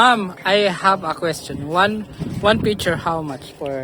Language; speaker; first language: English; non-native, learner; Filipino